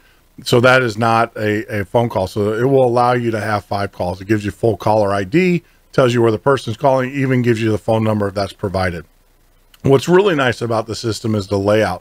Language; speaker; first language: English; native; English